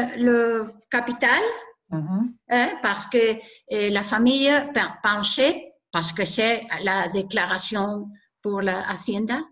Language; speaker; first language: French; non-native, learner; Spanish